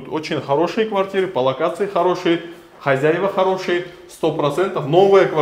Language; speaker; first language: Russian; native; Russian